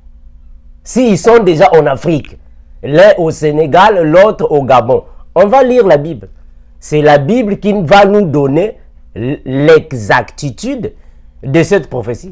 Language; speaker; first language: French; non-native, local second language; Lingala